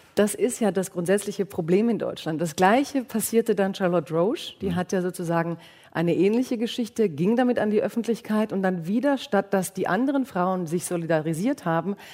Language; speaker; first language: German; native; German